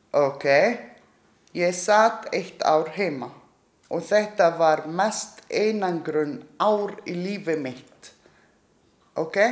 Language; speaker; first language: Icelandic; non-native, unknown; Arabic